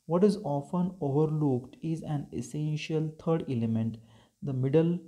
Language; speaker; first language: English; non-native, local second language; Marathi